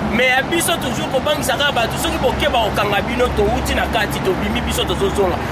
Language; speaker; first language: Lingala; native; Lingala